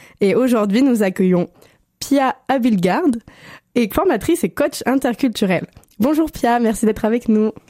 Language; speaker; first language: French; native; French